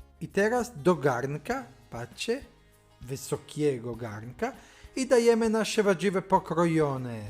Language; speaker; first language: Polish; non-native, learner; Italian